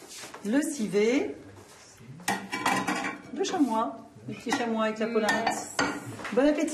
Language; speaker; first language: French; native; French